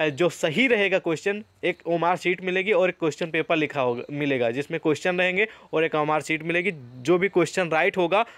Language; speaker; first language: Hindi; native; Hindi